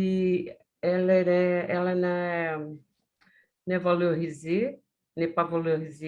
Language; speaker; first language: French; non-native, learner; Portuguese